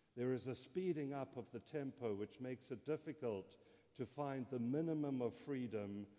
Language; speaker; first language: English; native; English